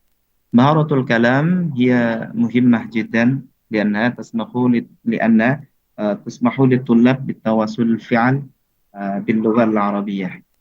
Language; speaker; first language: Arabic; non-native, fluent; Indonesian